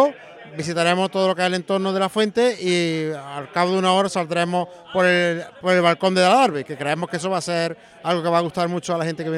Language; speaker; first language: Spanish; native; Spanish